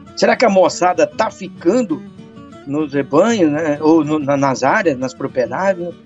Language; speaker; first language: Portuguese; native; Portuguese